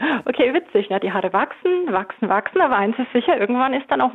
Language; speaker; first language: German; native; German